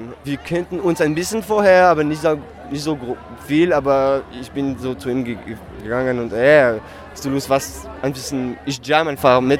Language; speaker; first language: German; non-native, fluent; French